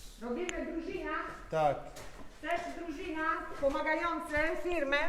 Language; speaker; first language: Polish; non-native, fluent; Italian